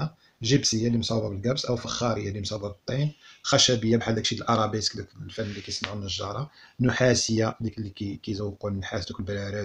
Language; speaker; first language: Arabic; native; Arabic